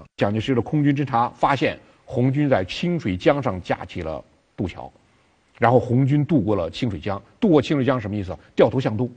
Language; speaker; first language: Chinese; native; Chinese